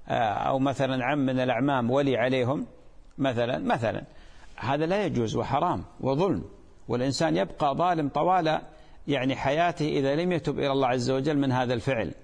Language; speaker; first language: Arabic; native; Arabic